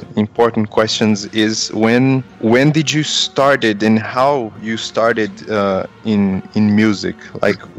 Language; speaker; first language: English; non-native, fluent; Portuguese